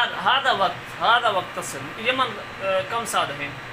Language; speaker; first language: Arabic; non-native, learner; Urdu